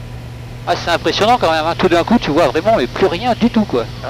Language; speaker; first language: French; native; French